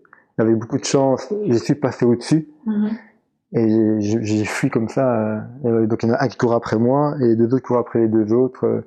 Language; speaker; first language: French; early bilingual, other home language; Arabic